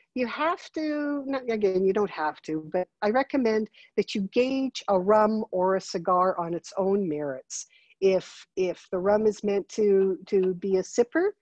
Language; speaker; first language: English; native; English